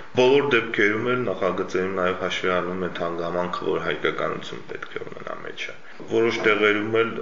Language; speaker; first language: Armenian; native; Armenian